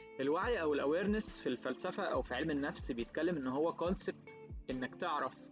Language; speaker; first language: Arabic; native; Arabic